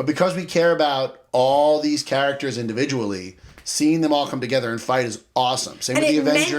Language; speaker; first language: English; native; English